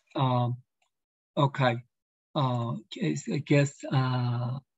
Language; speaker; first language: English; non-native, fluent; Polish